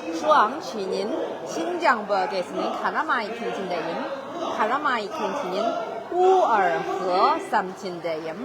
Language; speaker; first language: Turkish; non-native, learner; Chinese